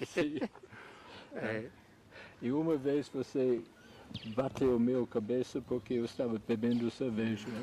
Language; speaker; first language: Portuguese; non-native, fluent; English